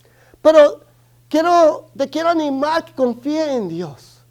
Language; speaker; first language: Spanish; early bilingual, other home language; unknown